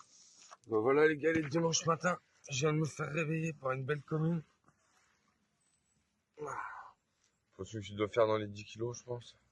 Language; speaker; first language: French; native; French